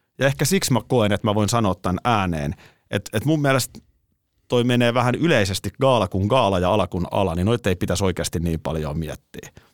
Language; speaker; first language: Finnish; native; Finnish